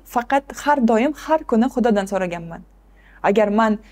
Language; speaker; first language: Uzbek; non-native, local second language; Russian